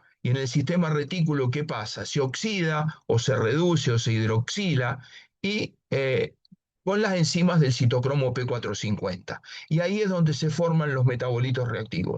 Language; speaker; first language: Spanish; native; Spanish